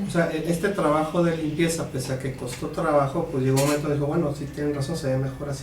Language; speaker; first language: Spanish; native; Spanish